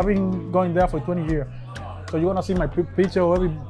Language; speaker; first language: English; non-native, fluent; Spanish